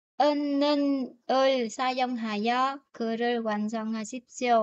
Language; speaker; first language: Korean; non-native, fluent; Vietnamese